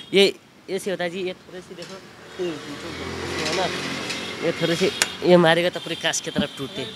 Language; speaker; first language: Hindi; non-native, local second language; Nepali